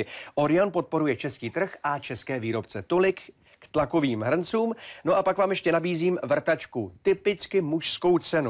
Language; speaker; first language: Czech; native; Czech